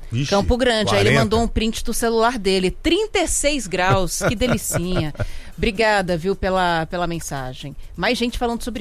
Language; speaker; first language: Portuguese; native; Portuguese